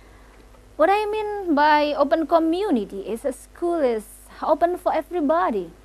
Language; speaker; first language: English; non-native, local second language; Indonesian